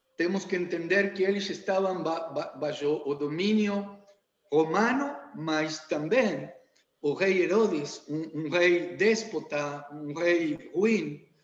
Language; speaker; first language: Portuguese; non-native, learner; Spanish